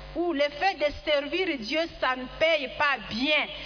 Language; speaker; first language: French; non-native, local second language; Swahili